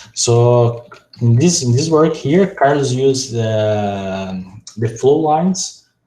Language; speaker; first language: English; non-native, fluent; Portuguese